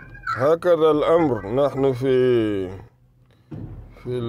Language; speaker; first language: Arabic; non-native, fluent; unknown